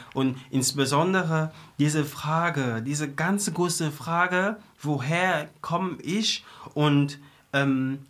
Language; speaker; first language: German; non-native, fluent; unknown